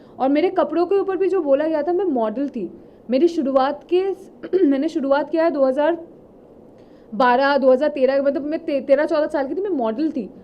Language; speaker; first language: Hindi; non-native, local second language; Bangla